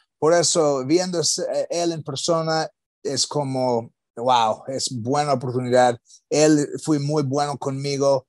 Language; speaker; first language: Spanish; non-native, learner; English